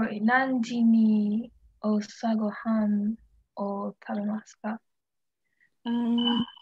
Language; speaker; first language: Japanese; non-native, learner; English